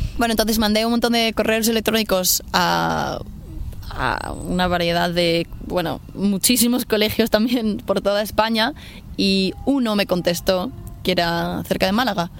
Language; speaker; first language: Spanish; non-native, fluent; English